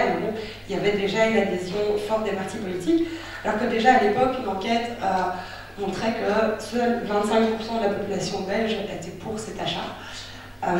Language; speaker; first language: French; native; French